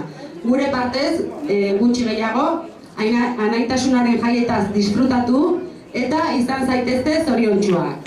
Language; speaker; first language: Basque; native; Basque